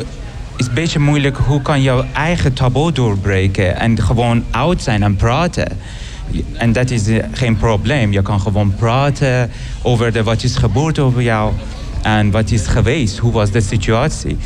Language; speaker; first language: Dutch; non-native, learner; Persian